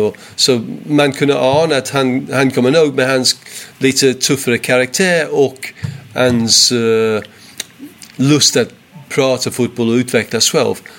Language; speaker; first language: Swedish; non-native, fluent; English